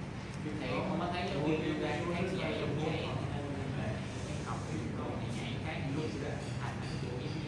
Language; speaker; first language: Vietnamese; native; Vietnamese